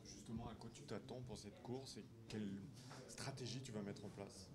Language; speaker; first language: French; native; French